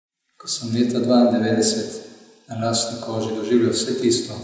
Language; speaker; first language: Slovenian; early bilingual, other home language; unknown